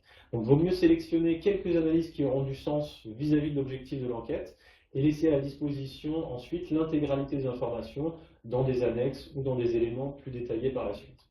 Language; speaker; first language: French; native; French